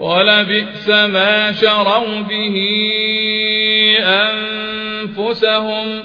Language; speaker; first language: Arabic; native; Arabic